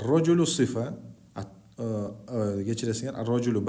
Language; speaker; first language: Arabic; non-native, fluent; Kyrgyz